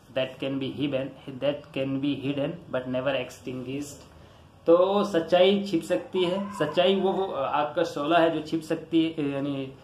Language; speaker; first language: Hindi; native; Hindi